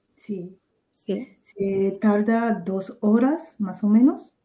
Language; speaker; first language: Spanish; non-native, fluent; Japanese